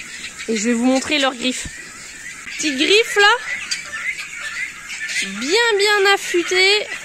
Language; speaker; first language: French; native; French